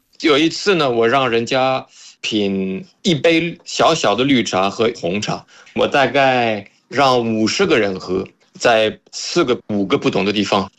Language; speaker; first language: Chinese; non-native, fluent; French